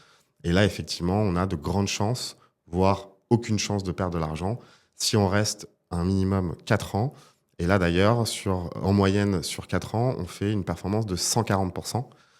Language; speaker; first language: French; native; French